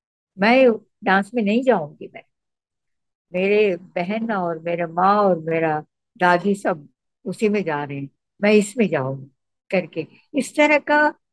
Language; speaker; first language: Hindi; non-native, local second language; Tamil